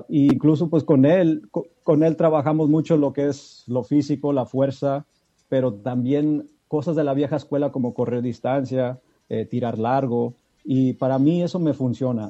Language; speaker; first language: Spanish; early bilingual, heritage; Spanish